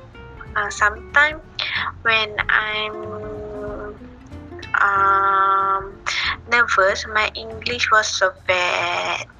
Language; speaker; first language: English; non-native, learner; Malay